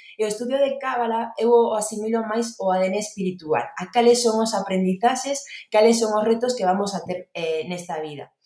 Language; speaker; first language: Galician; non-native, local second language; Spanish